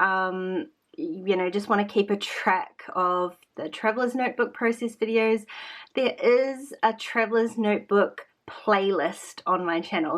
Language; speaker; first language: English; native; English